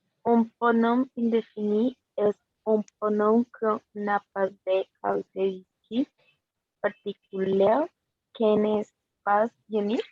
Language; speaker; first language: French; non-native, learner; Spanish